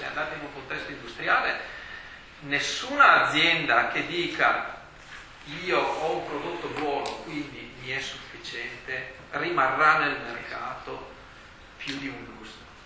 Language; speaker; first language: Italian; native; Italian